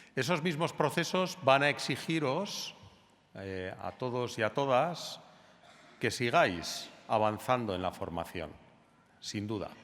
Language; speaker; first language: Spanish; native; Spanish